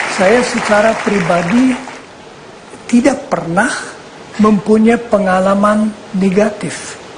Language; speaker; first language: Indonesian; non-native, fluent; German